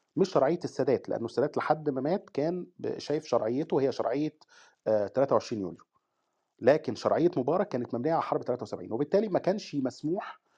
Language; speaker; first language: Arabic; native; Arabic